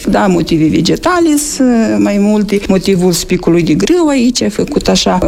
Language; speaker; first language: Romanian; native; Romanian